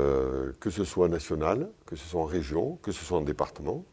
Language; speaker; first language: French; native; French